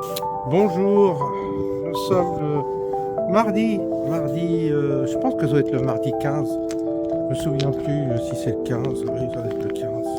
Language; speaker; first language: French; native; French